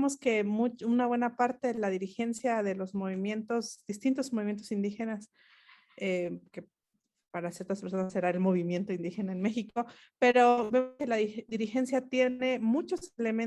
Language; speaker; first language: Spanish; non-native, local second language; Mixtepec Mixtec